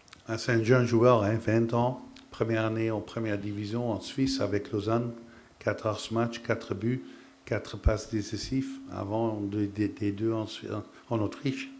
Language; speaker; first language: French; non-native, fluent; Dutch